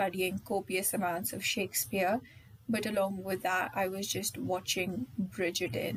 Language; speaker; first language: English; non-native, local second language; Hindi